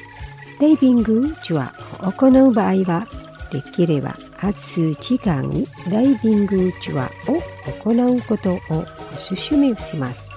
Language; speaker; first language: Japanese; non-native, fluent; Indonesian